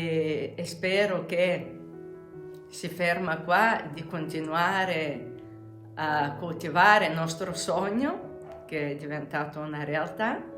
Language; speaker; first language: Italian; non-native, fluent; Bulgarian